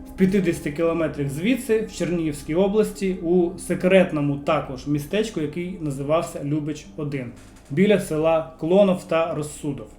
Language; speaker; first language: Ukrainian; non-native, local second language; Russian